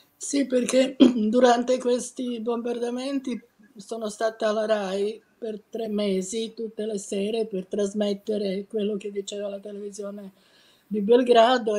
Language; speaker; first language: Italian; non-native, fluent; Serbian